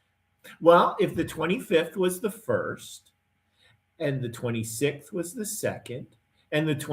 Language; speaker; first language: English; native; English